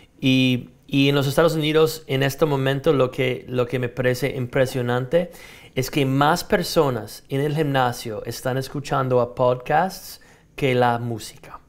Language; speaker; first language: Spanish; non-native, fluent; English